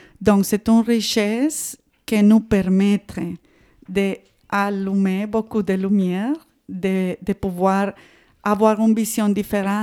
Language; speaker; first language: French; non-native, fluent; Spanish